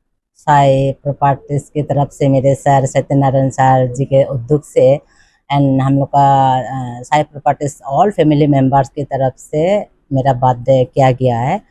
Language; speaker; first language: Hindi; non-native, local second language; Kok Borok